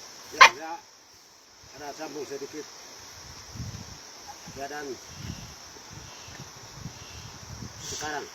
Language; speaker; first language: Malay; non-native, local second language; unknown